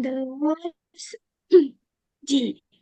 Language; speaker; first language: English; non-native, learner; Indonesian